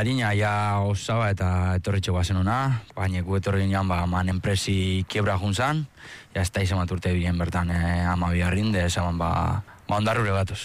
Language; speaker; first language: Basque; native; Basque